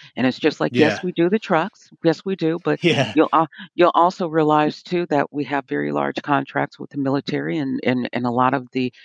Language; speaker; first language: English; native; English